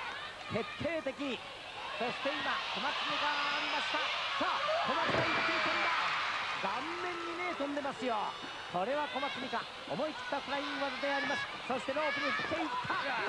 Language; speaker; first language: Japanese; native; Japanese